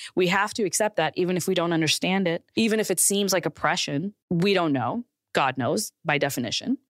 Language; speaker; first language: English; non-native, local second language; Urdu